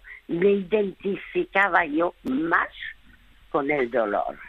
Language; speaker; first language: Spanish; early bilingual, other home language; French